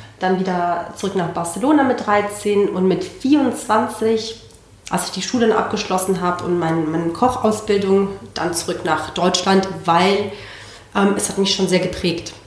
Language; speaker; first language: German; non-native, fluent; Spanish